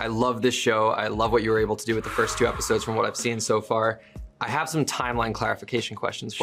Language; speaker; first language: English; native; English